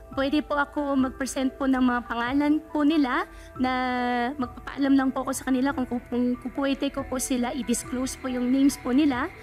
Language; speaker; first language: Filipino; native; Filipino